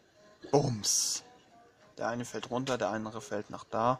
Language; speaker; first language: German; native; German